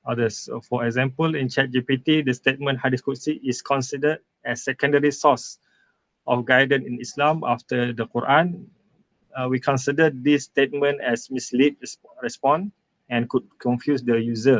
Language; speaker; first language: English; non-native, local second language; Malay